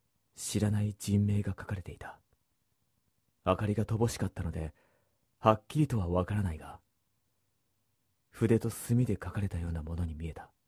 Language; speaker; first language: Japanese; native; Japanese